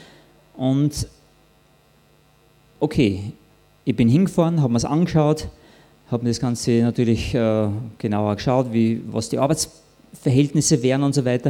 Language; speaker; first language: German; native; German